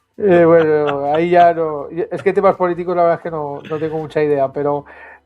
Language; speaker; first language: Spanish; native; Spanish